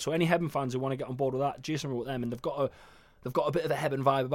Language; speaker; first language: English; native; English